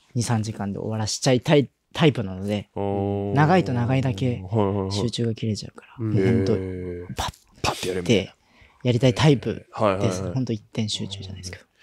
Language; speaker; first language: Japanese; native; Japanese